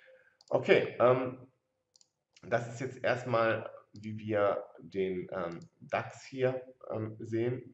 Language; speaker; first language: German; native; German